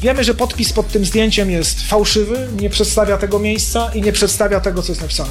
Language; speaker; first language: Polish; native; Polish